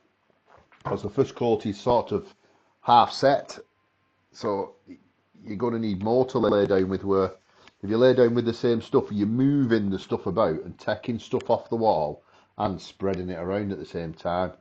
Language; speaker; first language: English; native; English